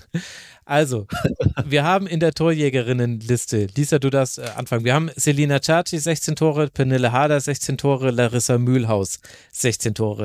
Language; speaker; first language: German; native; German